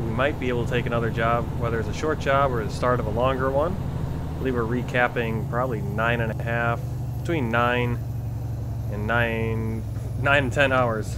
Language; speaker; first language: English; native; English